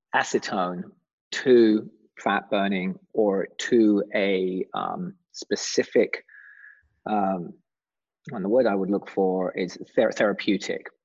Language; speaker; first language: English; native; English